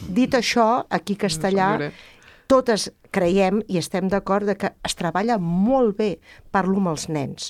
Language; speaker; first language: Catalan; native; Catalan